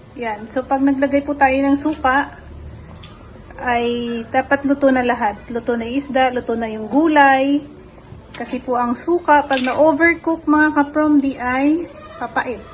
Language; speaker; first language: Filipino; non-native, local second language; Cebuano